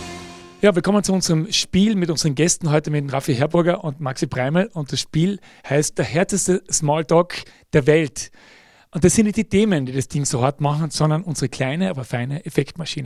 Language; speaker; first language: German; native; German